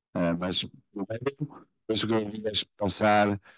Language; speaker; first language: Spanish; non-native, fluent; Portuguese